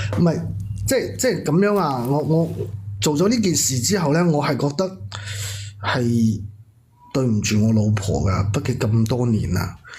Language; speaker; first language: Cantonese; non-native, local second language; Min Nan Chinese